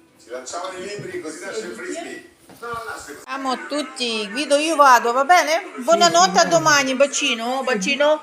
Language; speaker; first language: Italian; non-native, fluent; Ukrainian